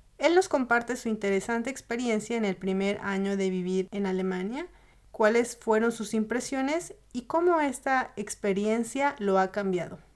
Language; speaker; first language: Spanish; native; Spanish